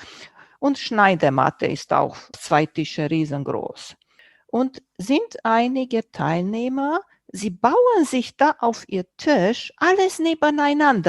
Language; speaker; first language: German; non-native, fluent; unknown